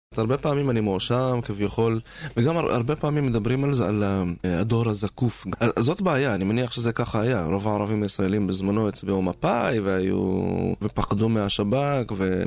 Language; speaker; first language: Hebrew; non-native, local second language; Arabic